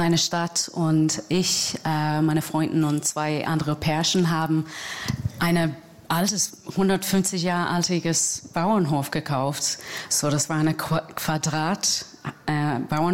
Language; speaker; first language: German; non-native, fluent; English